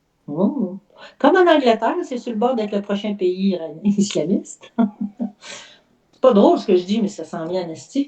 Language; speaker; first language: French; native; French